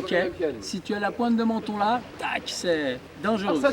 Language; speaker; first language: French; native; French